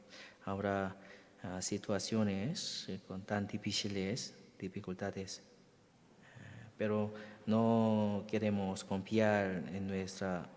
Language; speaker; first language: Spanish; non-native, learner; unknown